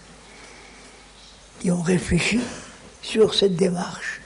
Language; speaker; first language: French; native; French